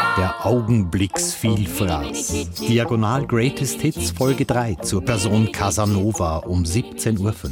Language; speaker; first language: German; native; German